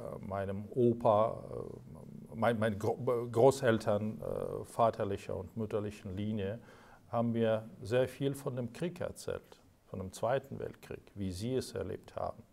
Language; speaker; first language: German; non-native, fluent; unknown